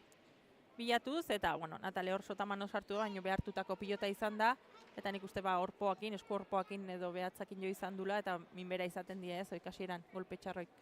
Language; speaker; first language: Basque; native; Basque